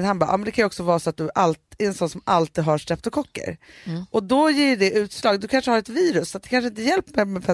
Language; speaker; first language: Swedish; native; Swedish